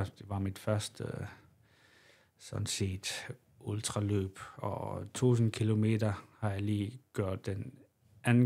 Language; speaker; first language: Danish; non-native, local second language; Kalaallisut